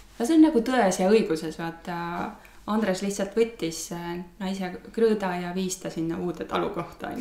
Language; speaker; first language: Estonian; native; Estonian